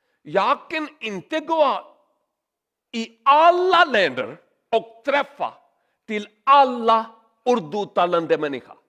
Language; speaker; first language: Swedish; non-native, learner; Urdu